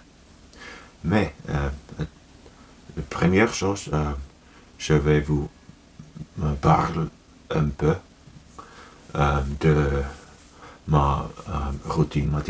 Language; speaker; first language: French; non-native, learner; Finnish